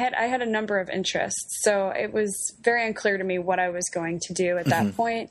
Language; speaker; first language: English; native; English